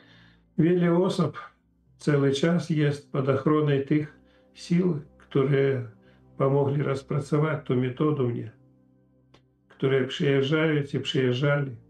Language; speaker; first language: Polish; non-native, learner; Ukrainian